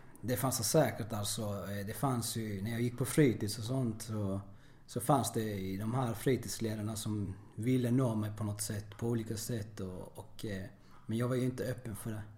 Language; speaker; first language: Swedish; early bilingual, other home language; Spanish